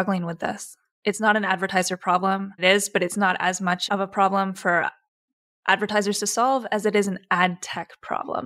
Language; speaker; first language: English; native; English